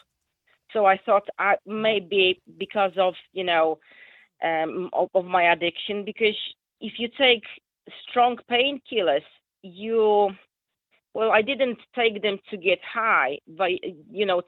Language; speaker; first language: English; non-native, fluent; Polish